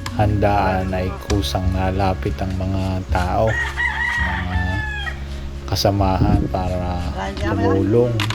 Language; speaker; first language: Filipino; native; Filipino